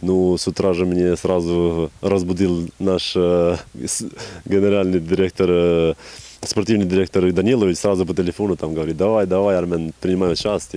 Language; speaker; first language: Russian; non-native, fluent; Albanian